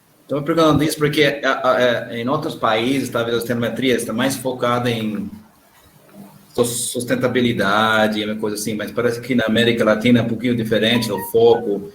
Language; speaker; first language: Portuguese; non-native, learner; English